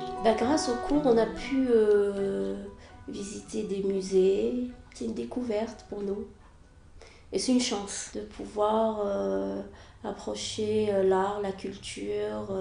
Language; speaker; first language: French; non-native, fluent; Arabic